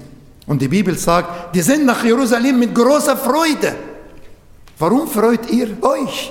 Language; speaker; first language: German; non-native, learner; Arabic